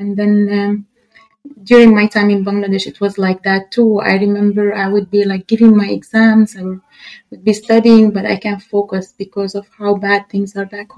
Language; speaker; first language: English; non-native, fluent; Arabic